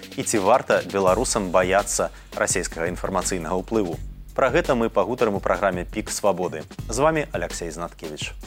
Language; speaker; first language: Belarusian; native; Belarusian